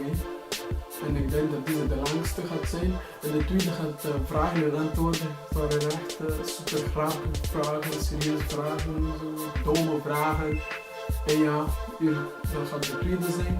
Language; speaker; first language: Dutch; early bilingual, other home language; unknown